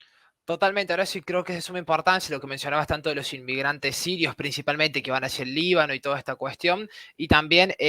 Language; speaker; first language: Spanish; native; Spanish